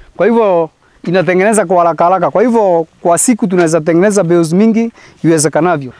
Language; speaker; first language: Swahili; non-native, local second language; Meru